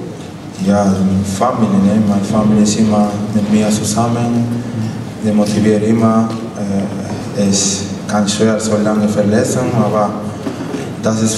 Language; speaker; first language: German; non-native, learner; Spanish